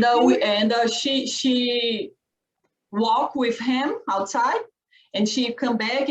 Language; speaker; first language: English; non-native, learner; Portuguese